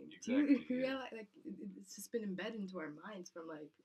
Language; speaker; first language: English; non-native, fluent; Kazakh